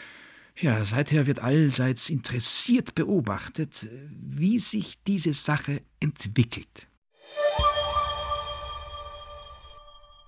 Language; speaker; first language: German; native; German